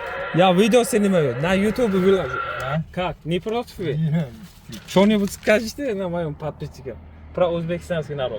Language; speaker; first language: Russian; non-native, learner; Uzbek